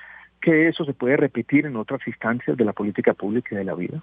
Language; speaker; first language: Spanish; native; Spanish